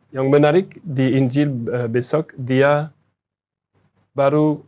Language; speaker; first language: Indonesian; non-native, learner; French